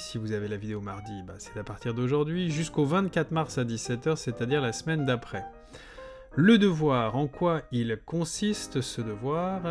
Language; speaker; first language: French; native; French